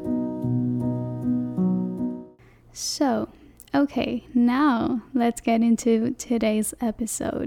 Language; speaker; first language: English; non-native, fluent; Spanish